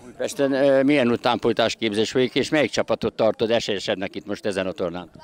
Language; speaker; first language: Hungarian; native; Hungarian